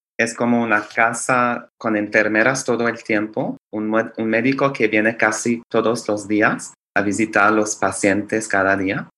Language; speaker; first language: Spanish; non-native, fluent; English